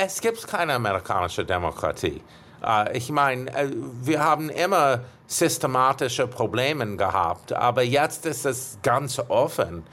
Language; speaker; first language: German; non-native, fluent; English